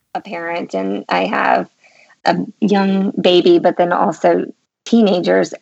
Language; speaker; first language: English; native; English